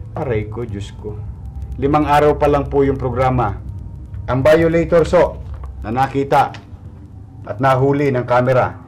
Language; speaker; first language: Filipino; native; Filipino